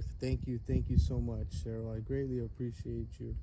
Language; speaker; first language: English; native; English